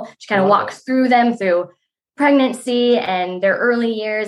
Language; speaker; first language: English; native; English